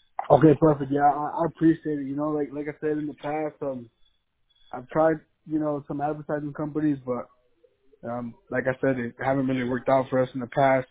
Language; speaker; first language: English; early bilingual, other home language; Spanish